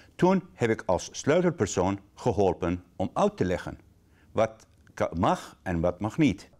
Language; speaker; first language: Dutch; non-native, fluent; Arabic